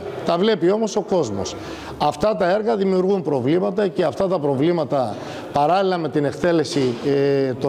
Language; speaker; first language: Greek; native; Greek